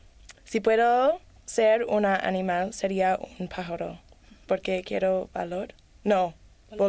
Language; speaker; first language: Spanish; non-native, learner; English